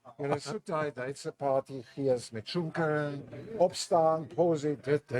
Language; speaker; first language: Afrikaans; non-native, local second language; German